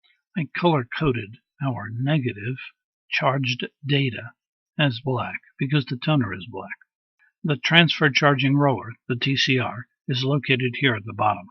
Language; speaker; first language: English; native; English